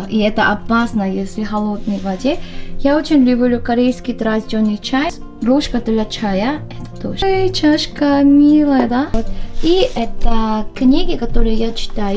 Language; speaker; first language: Russian; non-native, learner; Korean